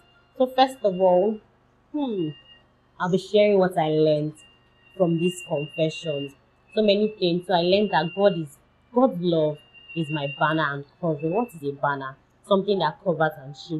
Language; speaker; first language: English; non-native, local second language; Yoruba